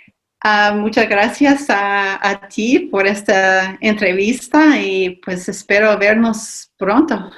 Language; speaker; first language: Spanish; non-native, fluent; English